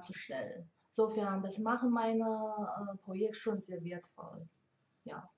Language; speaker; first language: German; non-native, learner; Chinese